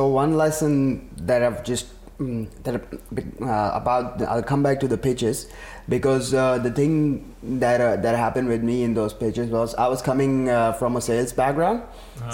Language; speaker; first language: English; non-native, local second language; Urdu